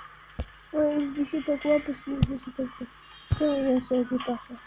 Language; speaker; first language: French; native; French